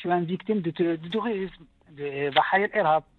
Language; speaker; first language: French; non-native, local second language; Arabic